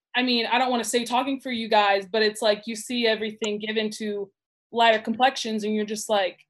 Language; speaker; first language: English; native; English